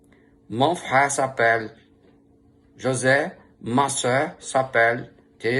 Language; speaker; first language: French; non-native, learner; Portuguese